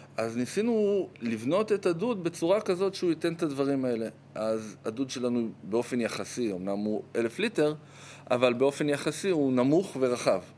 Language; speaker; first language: Hebrew; native; Hebrew